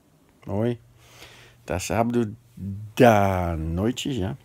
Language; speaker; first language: Portuguese; non-native, learner; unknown